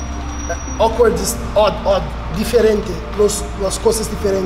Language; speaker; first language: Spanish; non-native, learner; Portuguese